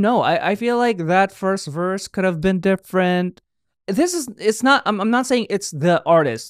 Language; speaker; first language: English; native; English